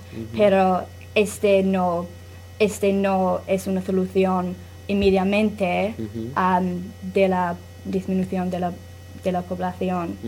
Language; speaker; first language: Spanish; non-native, learner; English